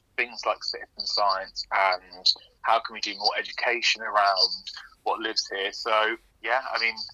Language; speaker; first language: English; native; English